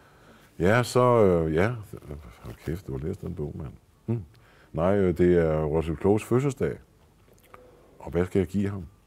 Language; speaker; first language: Danish; native; Danish